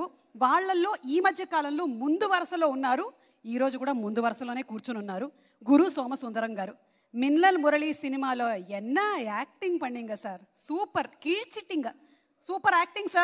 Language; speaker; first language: Telugu; native; Telugu